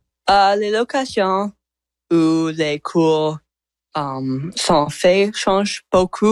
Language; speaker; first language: French; non-native, learner; English